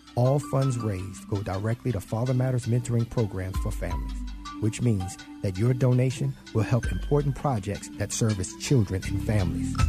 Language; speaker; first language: English; native; English